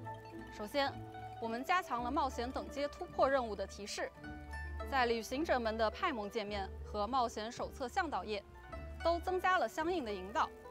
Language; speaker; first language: Chinese; native; Chinese